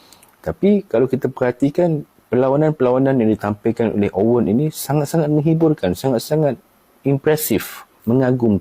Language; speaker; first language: Malay; native; Malay